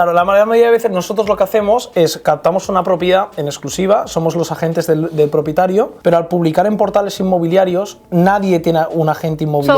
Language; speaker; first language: Spanish; native; Spanish